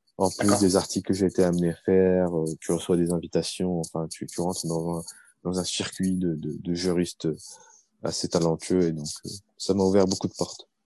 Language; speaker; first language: French; early bilingual, other home language; Arabic